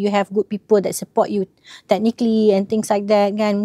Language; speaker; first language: English; non-native, local second language; Malay